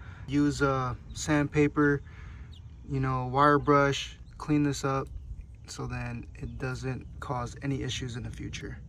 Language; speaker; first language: English; native; English